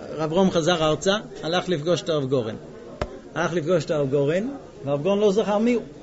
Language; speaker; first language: Hebrew; non-native, fluent; English